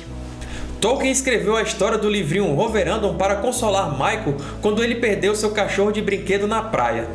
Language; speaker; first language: Portuguese; native; Portuguese